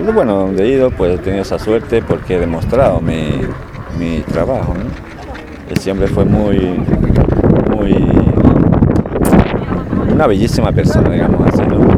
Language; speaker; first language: Spanish; native; Spanish